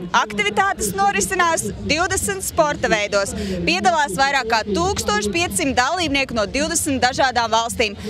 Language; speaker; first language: Latvian; native; Latvian